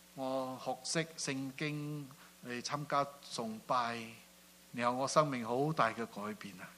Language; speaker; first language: Cantonese; non-native, fluent; Min Nan Chinese